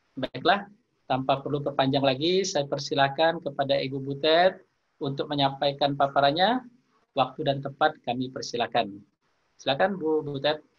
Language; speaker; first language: Indonesian; native; Indonesian